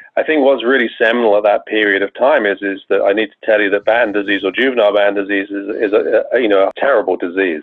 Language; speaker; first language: English; native; English